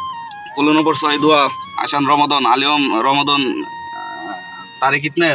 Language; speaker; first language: Arabic; non-native, learner; Bangla